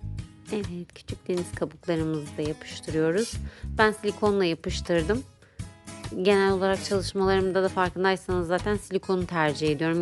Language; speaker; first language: Turkish; native; Turkish